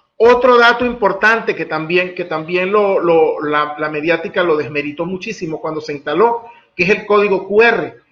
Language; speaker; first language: Spanish; native; Spanish